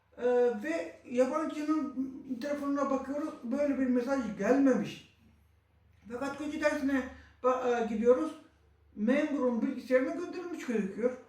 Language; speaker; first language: Turkish; native; Turkish